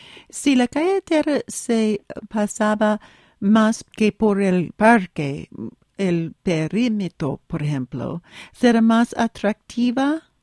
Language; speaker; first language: Spanish; non-native, learner; English